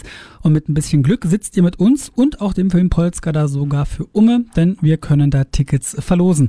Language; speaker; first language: German; native; German